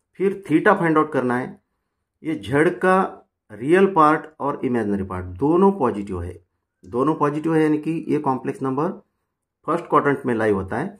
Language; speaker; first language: Hindi; non-native, local second language; Marathi